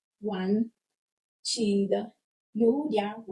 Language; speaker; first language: Chinese; non-native, fluent; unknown